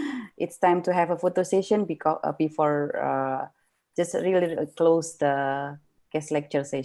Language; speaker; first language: English; non-native, fluent; Indonesian